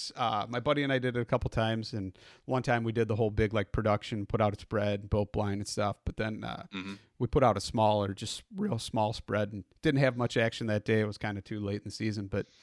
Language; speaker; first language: English; native; English